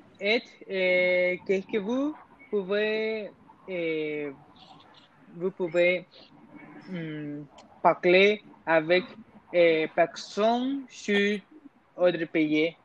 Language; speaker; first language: French; non-native, learner; Spanish